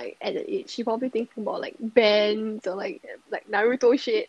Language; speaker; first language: English; native; English